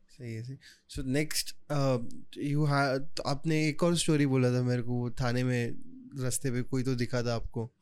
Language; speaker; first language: Hindi; non-native, local second language; Marathi